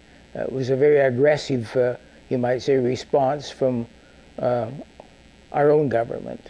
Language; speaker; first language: English; native; English